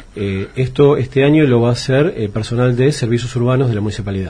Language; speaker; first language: Spanish; native; Spanish